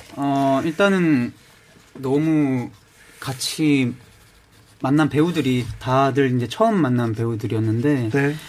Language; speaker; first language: Korean; native; Korean